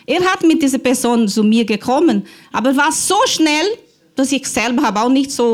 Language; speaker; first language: German; non-native, learner; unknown